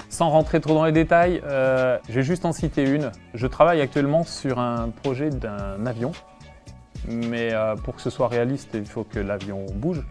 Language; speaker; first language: French; native; French